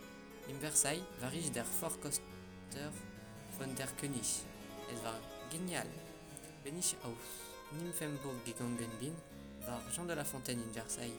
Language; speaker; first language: German; non-native, learner; French